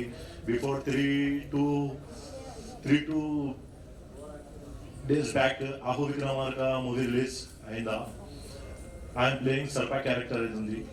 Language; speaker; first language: Telugu; non-native, learner; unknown